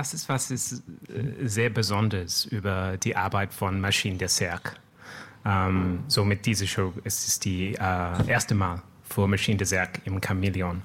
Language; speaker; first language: German; non-native, learner; English